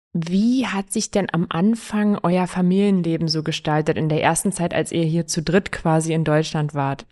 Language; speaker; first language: German; native; German